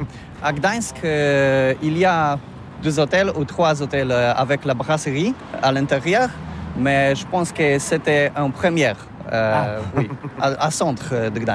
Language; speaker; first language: French; non-native, learner; Polish